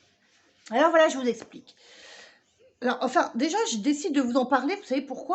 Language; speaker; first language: French; native; French